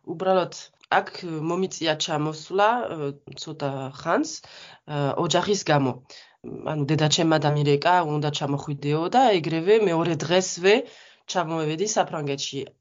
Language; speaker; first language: Georgian; non-native, fluent; French